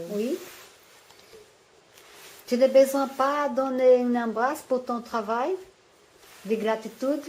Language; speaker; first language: French; non-native, learner; Portuguese